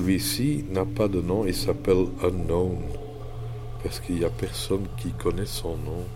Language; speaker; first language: French; non-native, local second language; Dutch